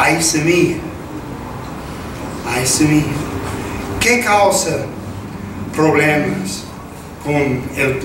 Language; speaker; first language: Spanish; non-native, fluent; English